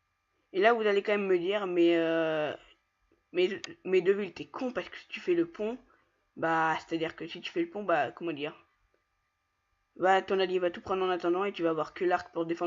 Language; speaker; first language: French; native; French